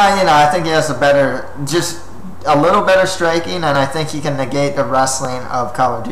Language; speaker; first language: English; native; English